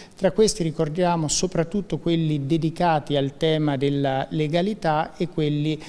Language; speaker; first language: Italian; native; Italian